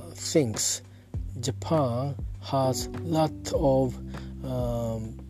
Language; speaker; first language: English; non-native, learner; Japanese